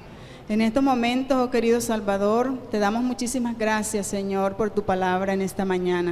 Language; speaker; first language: Spanish; native; Spanish